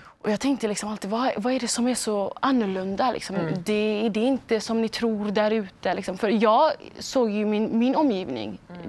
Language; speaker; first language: Swedish; early bilingual, other home language; Somali